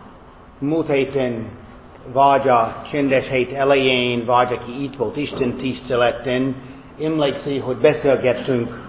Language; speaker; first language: Hungarian; non-native, fluent; German